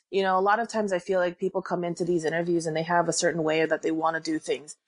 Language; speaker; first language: English; early bilingual, other home language; Korean